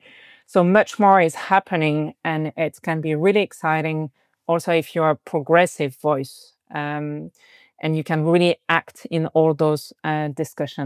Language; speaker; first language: English; non-native, fluent; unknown